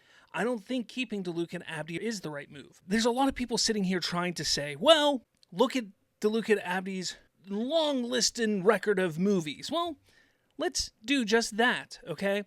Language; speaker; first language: English; native; English